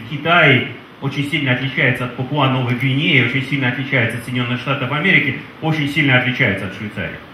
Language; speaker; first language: Russian; native; Russian